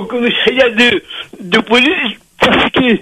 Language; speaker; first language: French; non-native, local second language; Réunion Creole French